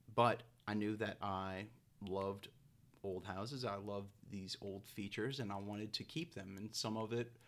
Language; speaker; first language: English; native; English